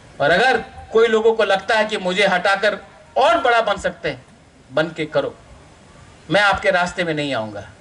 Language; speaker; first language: Hindi; non-native, local second language; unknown